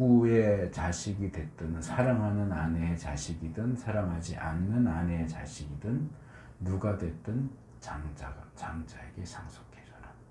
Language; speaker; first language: Korean; native; Korean